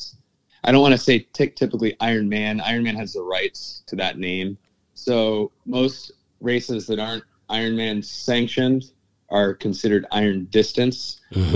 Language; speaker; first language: English; native; English